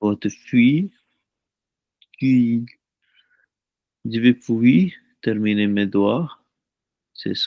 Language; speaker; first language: French; non-native, learner; Punjabi